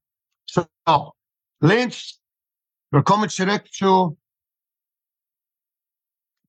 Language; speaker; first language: German; non-native, fluent; English